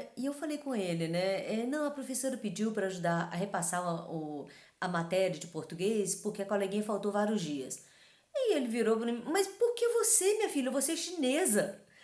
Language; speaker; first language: Portuguese; early bilingual, other home language; Chinese